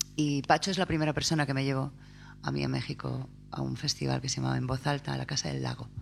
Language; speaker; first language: Spanish; native; Spanish